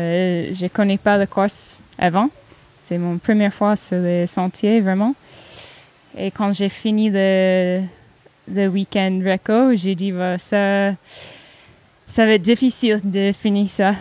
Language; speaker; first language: French; non-native, learner; English